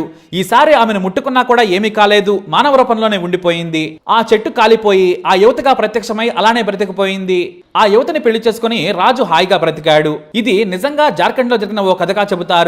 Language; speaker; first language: Telugu; native; Telugu